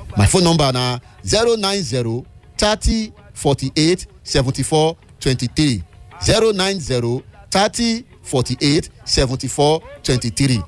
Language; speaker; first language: Nigerian Pidgin; native; Nigerian Pidgin